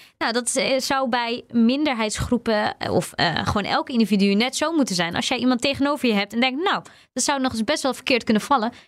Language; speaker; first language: Dutch; native; Dutch